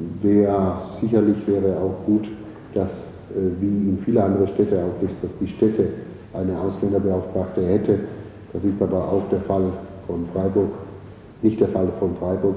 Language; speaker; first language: German; non-native, fluent; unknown